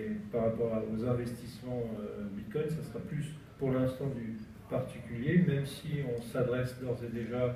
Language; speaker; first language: French; native; French